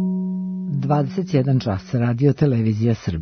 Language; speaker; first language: Serbian; native; Serbian